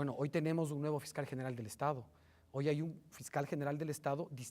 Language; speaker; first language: Spanish; native; Spanish